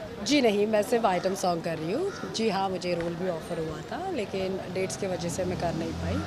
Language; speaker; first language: Hindi; non-native, local second language; Marathi